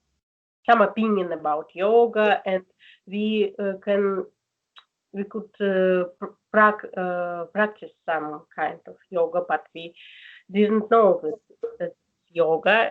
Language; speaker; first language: English; non-native, learner; Russian